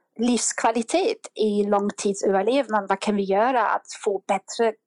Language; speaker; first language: Swedish; non-native, fluent; German